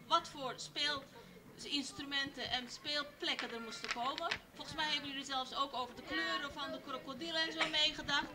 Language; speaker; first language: Dutch; early bilingual, other home language; Turkish